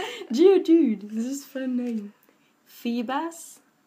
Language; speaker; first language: English; non-native, fluent; French